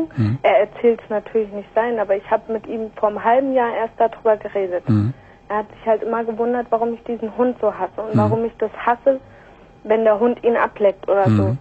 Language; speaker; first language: German; native; German